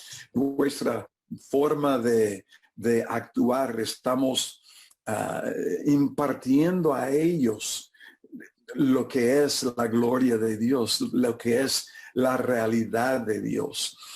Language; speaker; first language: Spanish; non-native, fluent; English